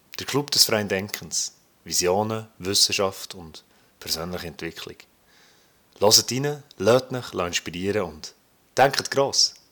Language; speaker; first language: German; native; German